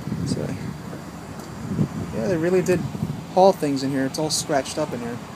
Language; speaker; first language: English; native; English